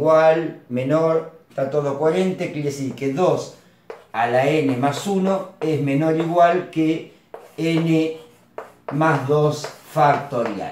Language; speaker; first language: Spanish; native; Spanish